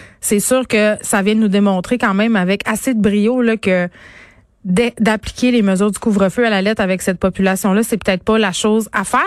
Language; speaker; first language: French; native; French